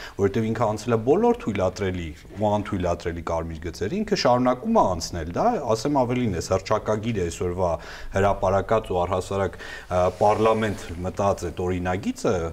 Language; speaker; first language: Armenian; native; Armenian